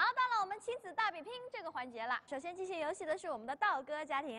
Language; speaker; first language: Chinese; native; Chinese